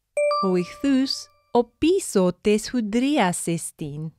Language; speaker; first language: Greek; non-native, fluent; English